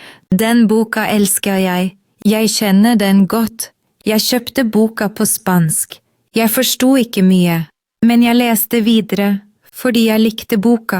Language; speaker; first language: Norwegian; non-native, fluent; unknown